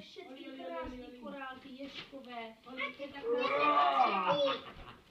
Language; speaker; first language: Czech; native; Czech